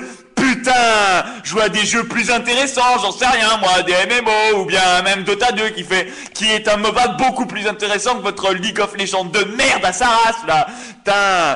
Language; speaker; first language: French; native; French